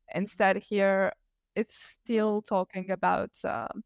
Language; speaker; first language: English; non-native, fluent; Italian